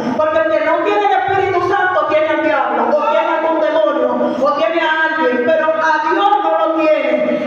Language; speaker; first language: Spanish; native; Spanish